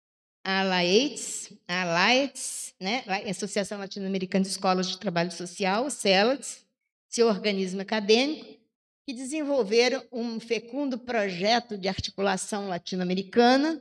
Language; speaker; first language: Portuguese; native; Portuguese